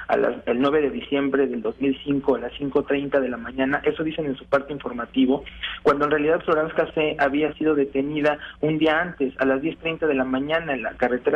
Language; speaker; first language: Spanish; native; Spanish